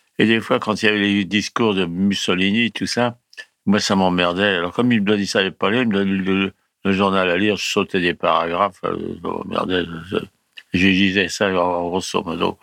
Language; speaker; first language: French; early bilingual, other home language; Italian